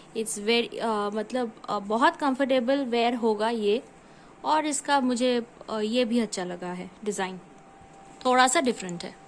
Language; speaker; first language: Hindi; non-native, local second language; Bangla